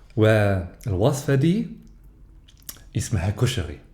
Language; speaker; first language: Egyptian Arabic; non-native, learner; German